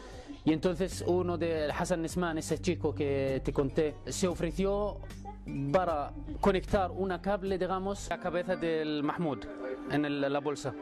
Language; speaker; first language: Spanish; non-native, fluent; Arabic